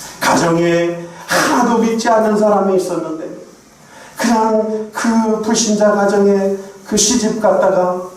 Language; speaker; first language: Korean; native; Korean